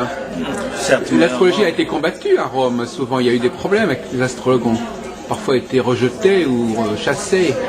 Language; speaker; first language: French; native; French